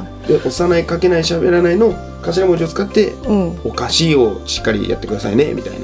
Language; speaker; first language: Japanese; native; Japanese